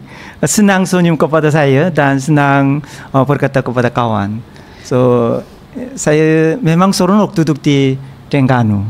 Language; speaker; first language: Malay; non-native, learner; Korean